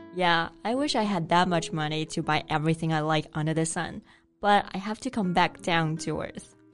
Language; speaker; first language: English; non-native, fluent; Chinese